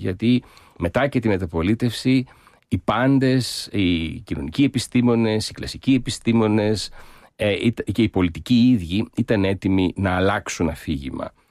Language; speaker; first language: Greek; early bilingual, heritage; Greek